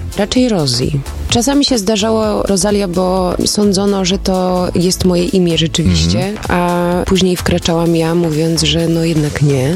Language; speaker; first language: Polish; early bilingual, heritage; Polish